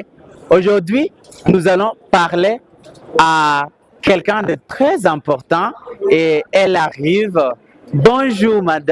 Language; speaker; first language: French; non-native, fluent; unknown